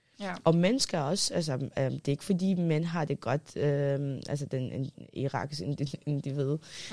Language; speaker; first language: Danish; early bilingual, other home language; Arabic